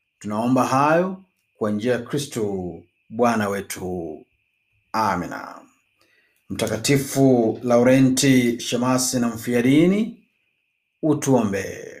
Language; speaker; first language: Swahili; non-native, local second language; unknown